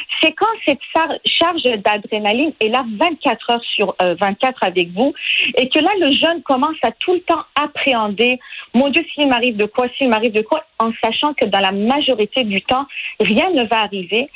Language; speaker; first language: French; non-native, fluent; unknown